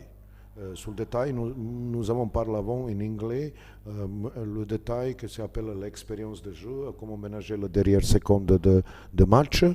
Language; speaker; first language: French; non-native, learner; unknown